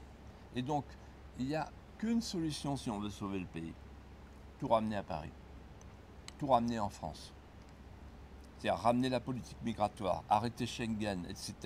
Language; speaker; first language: French; native; French